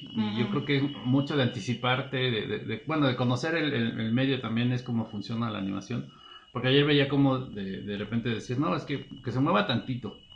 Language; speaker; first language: Spanish; native; Spanish